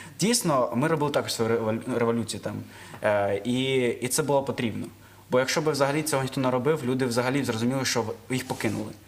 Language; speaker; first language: Ukrainian; non-native, local second language; Russian